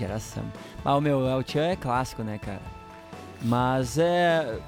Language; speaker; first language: Portuguese; native; Portuguese